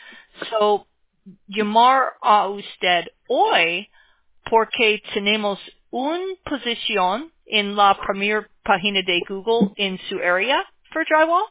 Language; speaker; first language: Spanish; non-native, learner; English